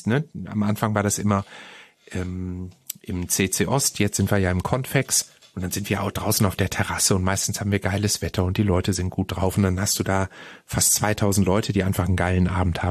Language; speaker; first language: German; native; German